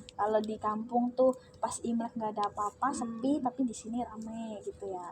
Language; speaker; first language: Indonesian; native; Indonesian